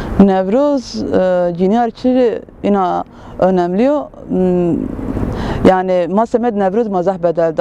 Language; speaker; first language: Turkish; non-native, local second language; Zaza